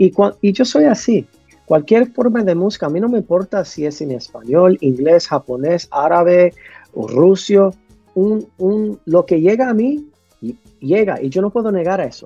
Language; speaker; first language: Spanish; early bilingual, heritage; English